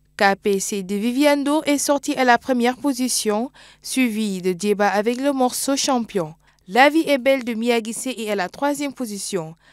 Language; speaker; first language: French; non-native, local second language; Wolof